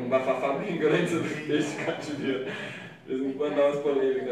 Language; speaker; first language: Portuguese; native; Portuguese